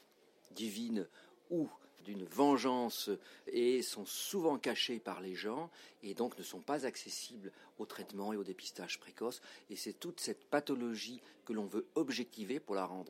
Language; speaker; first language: French; native; French